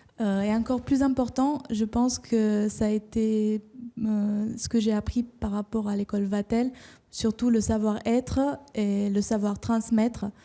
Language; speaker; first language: French; non-native, fluent; Romanian